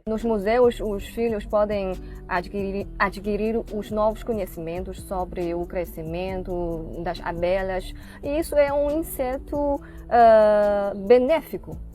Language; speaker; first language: Portuguese; non-native, fluent; Chinese